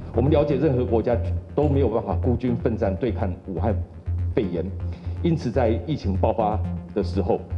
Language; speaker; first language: Chinese; native; Chinese